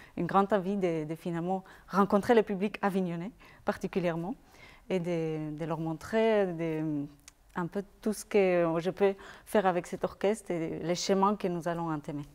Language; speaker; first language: French; non-native, fluent; Spanish